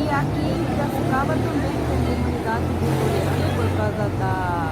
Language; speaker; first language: Portuguese; non-native, learner; Korean